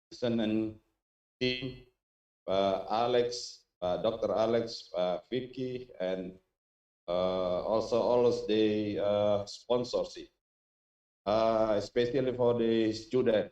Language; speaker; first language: English; non-native, learner; Indonesian